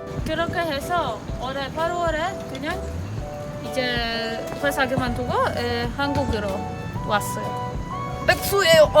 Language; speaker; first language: Korean; non-native, fluent; Polish